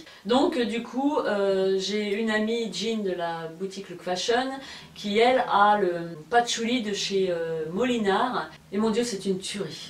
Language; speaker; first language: French; native; French